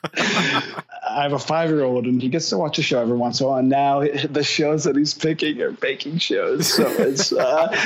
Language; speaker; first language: English; native; English